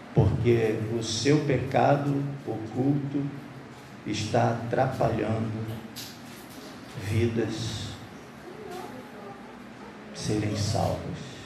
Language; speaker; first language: Portuguese; native; Portuguese